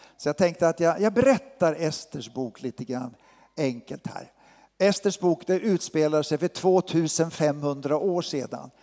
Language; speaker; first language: Swedish; native; Swedish